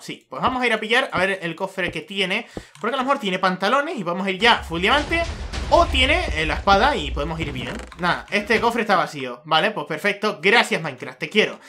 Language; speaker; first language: Spanish; native; Spanish